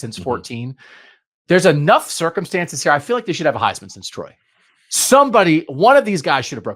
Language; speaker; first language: English; native; English